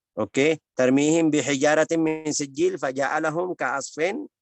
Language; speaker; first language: Indonesian; non-native, learner; Arabic